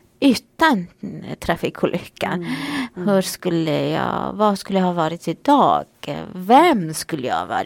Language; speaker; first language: Swedish; non-native, fluent; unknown